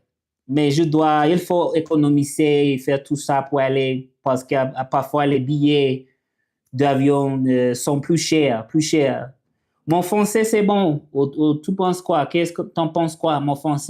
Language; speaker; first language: French; non-native, learner; English